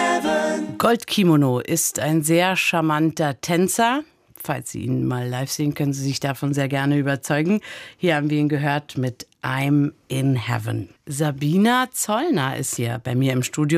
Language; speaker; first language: German; native; German